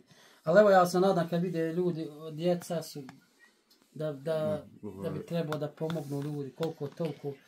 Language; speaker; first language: Bosnian; native; Bosnian